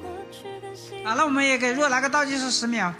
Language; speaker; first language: Chinese; native; Chinese